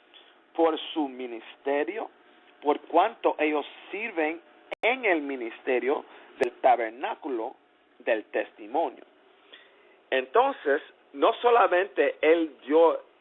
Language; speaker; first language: Spanish; early bilingual, heritage; English